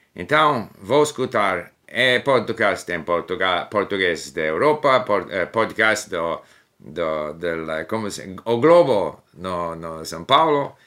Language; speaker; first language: Portuguese; non-native, learner; English